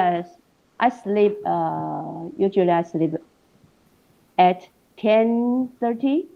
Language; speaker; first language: English; non-native, learner; Chinese